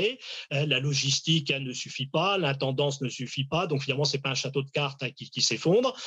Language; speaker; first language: French; native; French